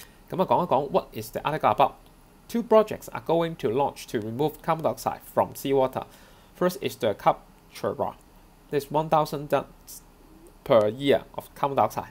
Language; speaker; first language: English; non-native, local second language; Cantonese